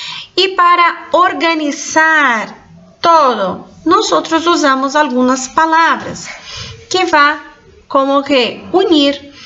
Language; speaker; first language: Spanish; non-native, fluent; Portuguese